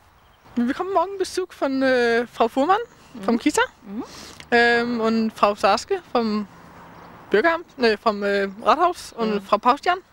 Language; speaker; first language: German; non-native, fluent; Danish